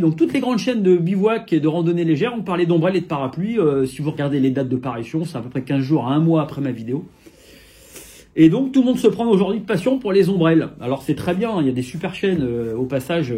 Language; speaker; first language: French; native; French